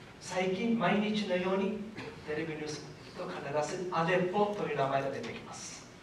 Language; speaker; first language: Japanese; non-native, fluent; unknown